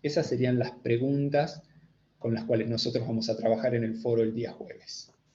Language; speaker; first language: Spanish; native; Spanish